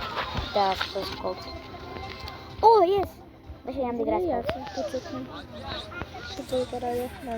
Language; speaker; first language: Bulgarian; early bilingual, heritage; Bulgarian